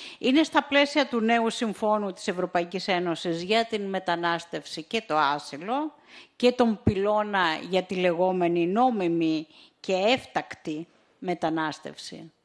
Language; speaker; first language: Greek; native; Greek